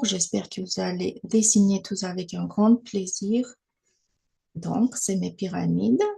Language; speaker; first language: French; non-native, fluent; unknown